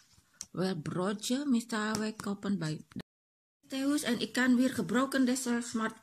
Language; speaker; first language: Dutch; non-native, learner; Indonesian